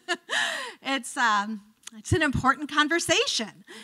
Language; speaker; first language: English; native; English